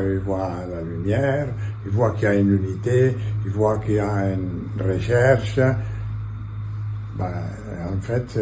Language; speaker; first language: French; non-native, fluent; Catalan